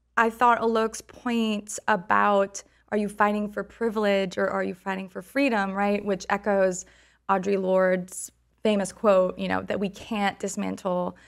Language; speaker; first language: English; non-native, fluent; French